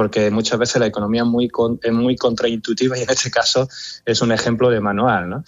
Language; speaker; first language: Spanish; native; Spanish